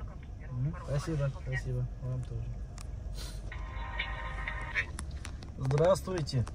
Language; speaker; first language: Russian; non-native, local second language; Uzbek